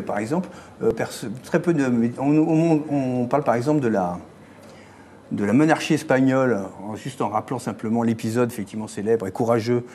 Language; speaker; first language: French; native; French